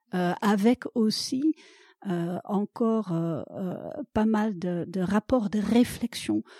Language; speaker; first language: French; non-native, fluent; Dutch